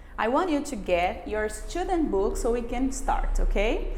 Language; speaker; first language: English; non-native, fluent; Portuguese